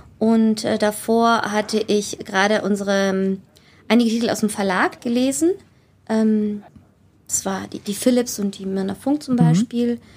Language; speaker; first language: German; early bilingual, other home language; Greek